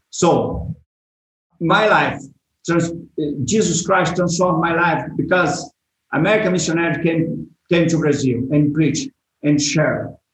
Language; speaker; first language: English; non-native, learner; Portuguese